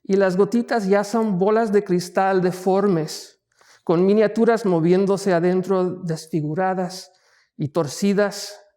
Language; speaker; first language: Spanish; early bilingual, heritage; Spanish